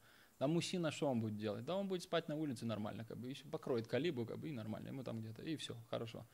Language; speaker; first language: Russian; native; Russian